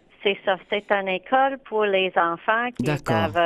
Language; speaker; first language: French; non-native, local second language; English